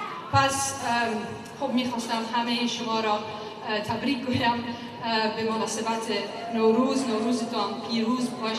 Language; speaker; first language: Persian; non-native, fluent; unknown